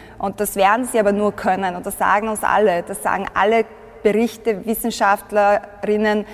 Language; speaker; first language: German; early bilingual, other home language; Bosnian